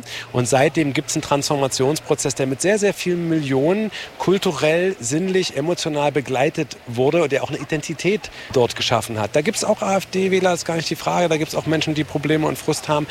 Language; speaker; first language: German; native; German